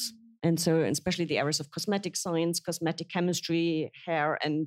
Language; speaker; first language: English; non-native, fluent; German